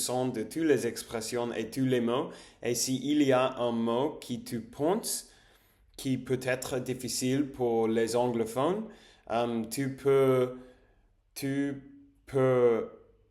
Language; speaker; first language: French; non-native, learner; English